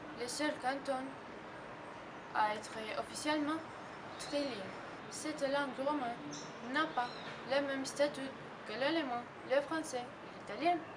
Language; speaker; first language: French; non-native, learner; Spanish